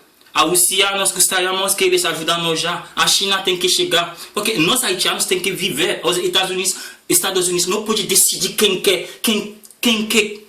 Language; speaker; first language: Portuguese; non-native, learner; Haitian Creole